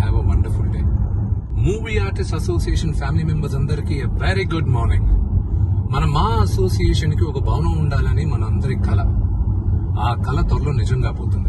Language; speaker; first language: Telugu; native; Telugu